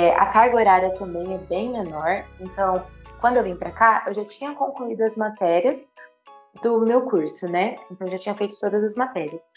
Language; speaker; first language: Portuguese; native; Portuguese